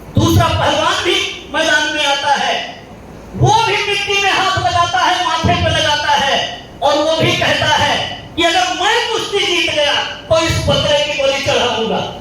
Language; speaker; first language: Hindi; native; Hindi